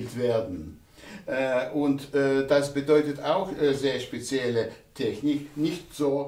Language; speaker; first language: German; non-native, fluent; Russian